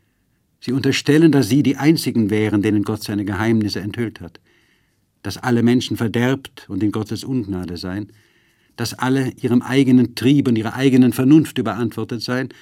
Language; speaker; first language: German; native; German